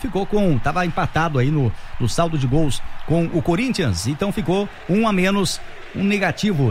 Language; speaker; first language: Portuguese; native; Portuguese